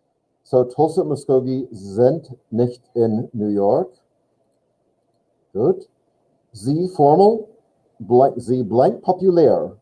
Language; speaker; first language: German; non-native, fluent; English